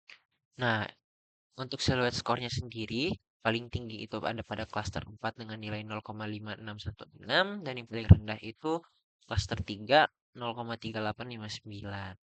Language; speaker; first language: Indonesian; native; Indonesian